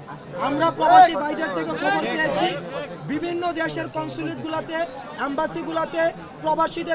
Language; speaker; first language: Bangla; native; Bangla